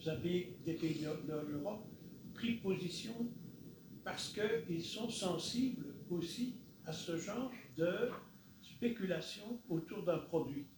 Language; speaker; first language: French; native; French